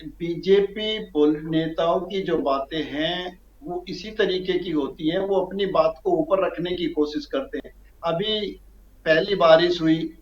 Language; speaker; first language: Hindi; native; Hindi